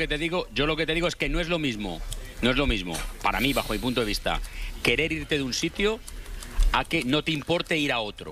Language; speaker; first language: Spanish; native; Spanish